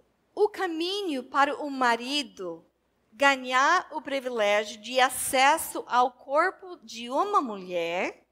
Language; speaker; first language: Portuguese; non-native, fluent; English